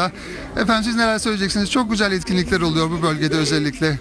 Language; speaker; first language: Turkish; native; Turkish